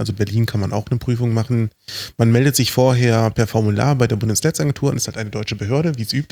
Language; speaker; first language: German; native; German